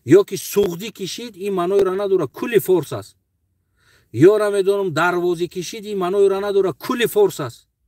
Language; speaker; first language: Tajik; non-native, local second language; Uzbek